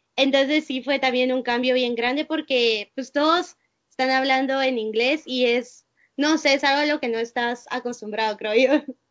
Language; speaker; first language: Spanish; native; Spanish